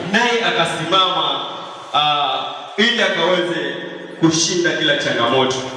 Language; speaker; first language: Swahili; non-native, local second language; Kamba